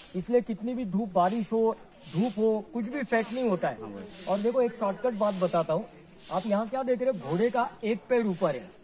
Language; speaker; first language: Hindi; non-native, local second language; Marathi